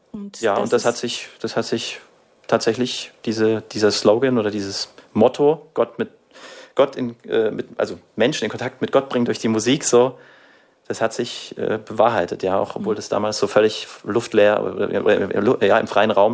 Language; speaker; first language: German; native; German